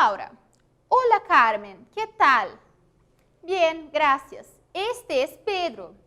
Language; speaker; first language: Spanish; non-native, fluent; Portuguese